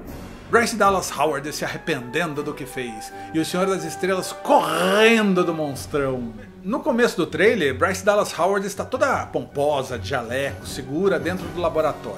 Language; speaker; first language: Portuguese; native; Portuguese